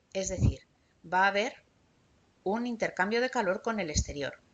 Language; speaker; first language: Spanish; native; Spanish